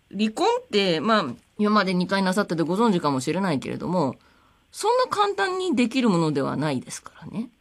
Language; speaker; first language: Japanese; native; Japanese